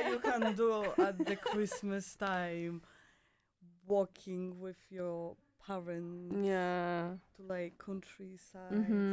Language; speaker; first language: English; non-native, fluent; Polish